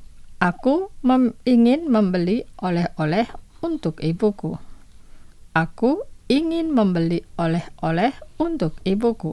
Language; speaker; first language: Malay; non-native, fluent; Spanish